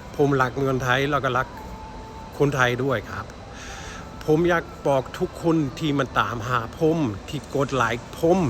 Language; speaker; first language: Thai; non-native, learner; German